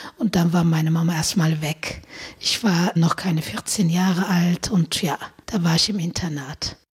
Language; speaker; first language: German; non-native, fluent; Turkish